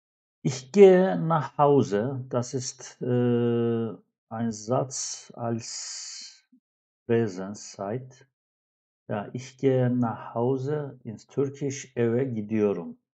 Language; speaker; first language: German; non-native, fluent; Turkish